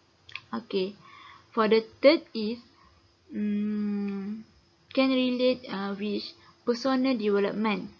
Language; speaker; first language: English; non-native, local second language; Malay